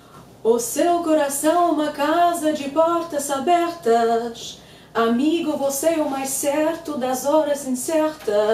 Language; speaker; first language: Portuguese; non-native, fluent; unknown